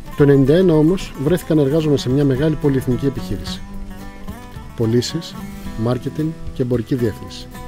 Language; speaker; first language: Greek; native; Greek